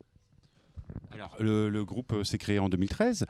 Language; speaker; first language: French; native; French